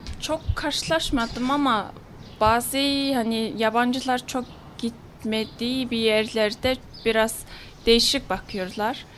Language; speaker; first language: Turkish; non-native, fluent; Mongolian